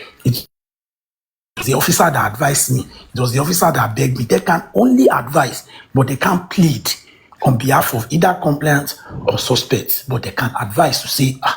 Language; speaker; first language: English; non-native, local second language; Yoruba